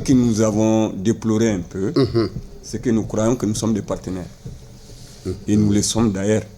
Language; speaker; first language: French; non-native, local second language; Bambara